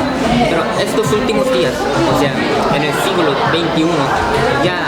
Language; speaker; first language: Spanish; non-native, fluent; Korean